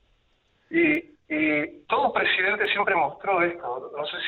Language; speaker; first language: Spanish; native; Spanish